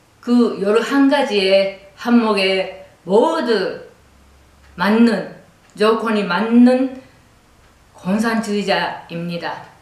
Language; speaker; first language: Korean; non-native, fluent; Japanese